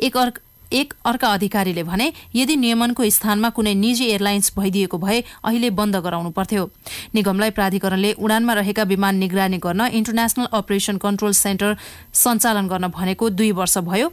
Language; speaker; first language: Nepali; native; Nepali